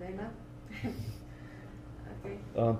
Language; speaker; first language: Spanish; native; Spanish